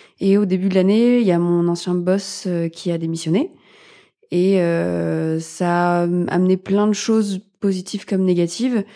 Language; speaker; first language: French; native; French